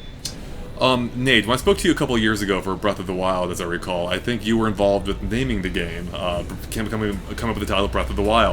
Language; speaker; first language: English; native; English